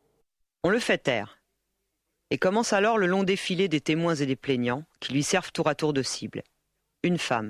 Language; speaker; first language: French; native; French